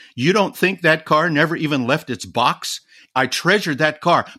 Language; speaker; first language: English; native; English